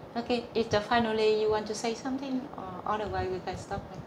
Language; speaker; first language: English; non-native, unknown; Vietnamese